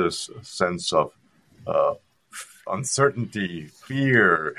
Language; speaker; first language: English; non-native, fluent; Spanish